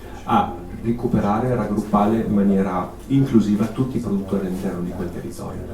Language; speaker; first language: Italian; native; Italian